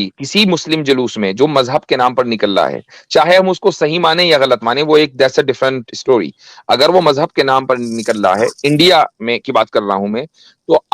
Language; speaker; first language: Hindi; native; Hindi